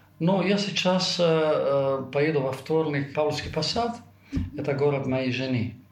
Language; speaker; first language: Russian; non-native, fluent; Italian